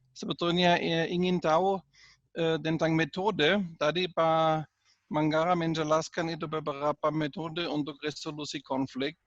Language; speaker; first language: Indonesian; non-native, fluent; German